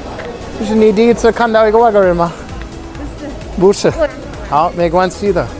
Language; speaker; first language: Chinese; non-native, fluent; English